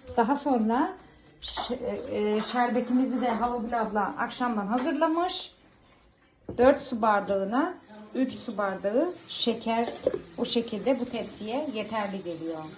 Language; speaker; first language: Turkish; early bilingual, heritage; Turkish